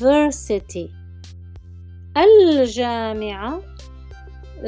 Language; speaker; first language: English; non-native, fluent; Arabic